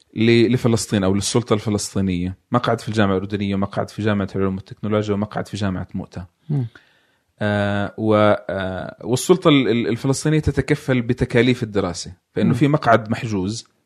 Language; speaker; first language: Arabic; native; Arabic